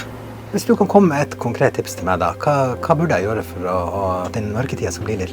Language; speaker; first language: Norwegian; native; Norwegian